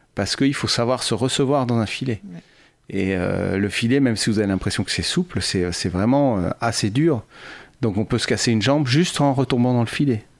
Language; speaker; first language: French; native; French